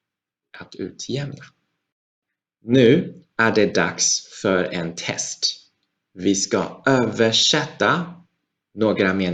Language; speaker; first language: Swedish; non-native, fluent; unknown